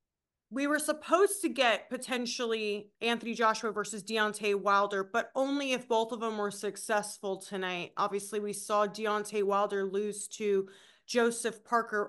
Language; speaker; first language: English; native; English